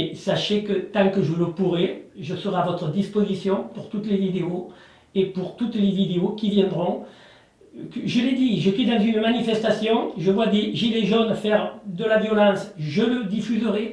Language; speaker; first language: French; native; French